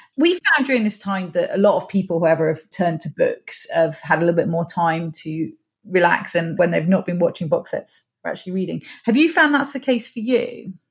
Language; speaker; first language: English; native; English